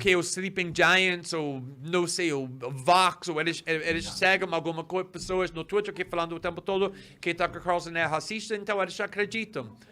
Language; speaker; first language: Portuguese; non-native, fluent; English